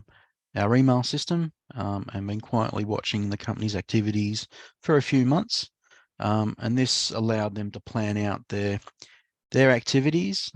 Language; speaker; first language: English; native; English